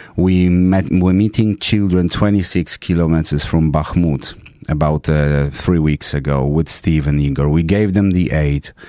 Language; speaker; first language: English; non-native, fluent; Polish